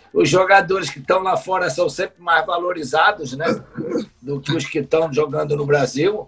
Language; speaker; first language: Portuguese; native; Portuguese